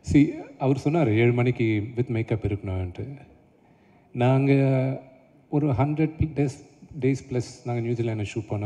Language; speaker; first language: Tamil; non-native, local second language; Telugu